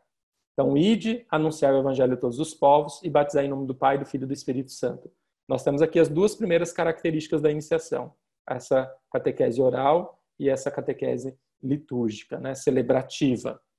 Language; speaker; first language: Portuguese; native; Portuguese